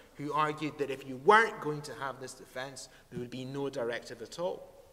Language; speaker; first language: English; native; English